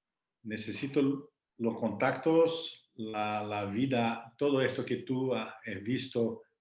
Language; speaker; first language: Spanish; non-native, fluent; Portuguese